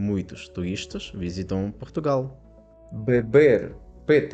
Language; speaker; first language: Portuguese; non-native, fluent; Ukrainian